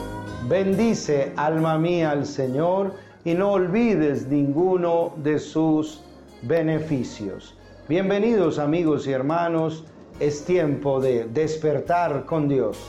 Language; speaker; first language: Spanish; native; Spanish